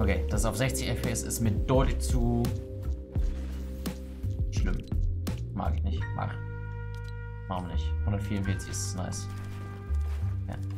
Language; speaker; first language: German; native; German